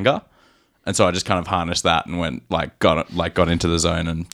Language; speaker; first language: English; native; English